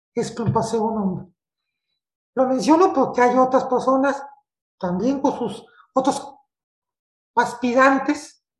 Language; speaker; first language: Spanish; native; Spanish